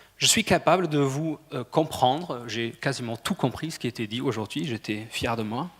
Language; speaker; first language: French; non-native, fluent; German